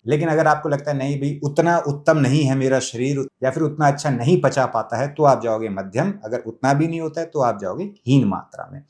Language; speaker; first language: Hindi; native; Hindi